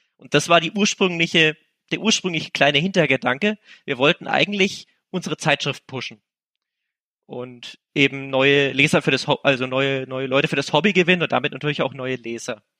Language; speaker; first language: German; native; German